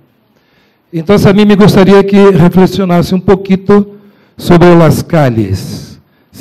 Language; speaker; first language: Spanish; non-native, fluent; Portuguese